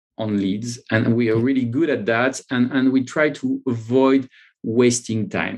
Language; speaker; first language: English; non-native, fluent; French